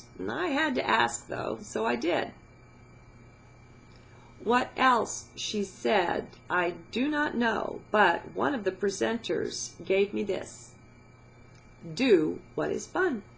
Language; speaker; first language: English; native; English